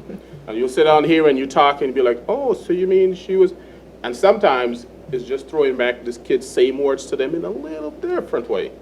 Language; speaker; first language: English; native; English